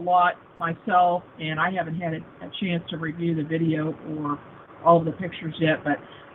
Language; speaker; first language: English; native; English